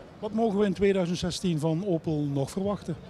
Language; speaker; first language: Dutch; native; Dutch